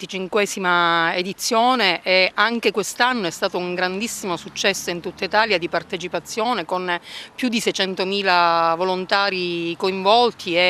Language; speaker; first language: Italian; native; Italian